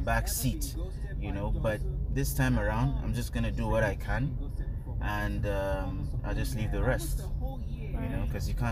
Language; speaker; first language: English; non-native, local second language; Hausa